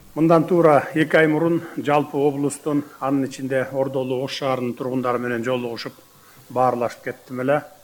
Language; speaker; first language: Kyrgyz; native; Kyrgyz